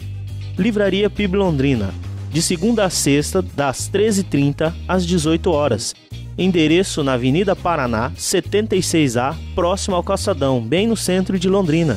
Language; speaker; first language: Portuguese; native; Portuguese